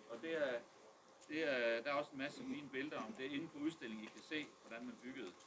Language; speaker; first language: Danish; early bilingual, other home language; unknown